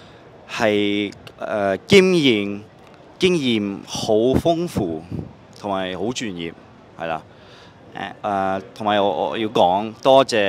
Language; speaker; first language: Cantonese; non-native, local second language; English